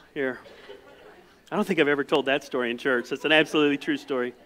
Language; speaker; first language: English; native; English